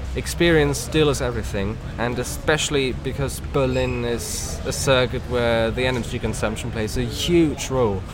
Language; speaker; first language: English; non-native, fluent; German